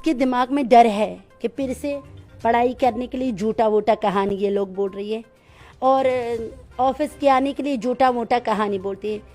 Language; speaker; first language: Hindi; non-native, fluent; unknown